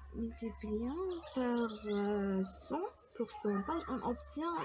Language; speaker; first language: French; non-native, local second language; Arabic